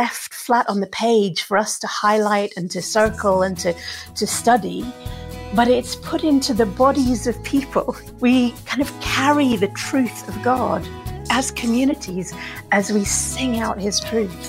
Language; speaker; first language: English; native; English